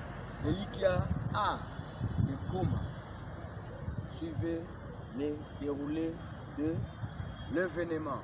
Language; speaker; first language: French; non-native, local second language; Lingala